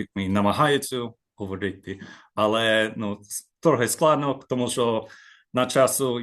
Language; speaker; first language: Ukrainian; non-native, learner; English